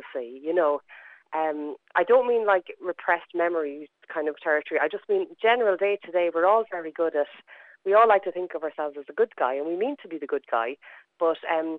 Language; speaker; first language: English; native; English